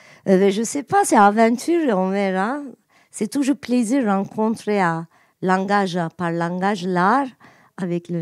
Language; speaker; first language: French; non-native, learner; Turkish